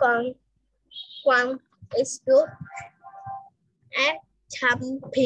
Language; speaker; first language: English; non-native, learner; Vietnamese